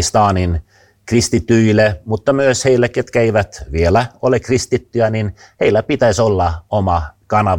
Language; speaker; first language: Finnish; non-native, fluent; Swedish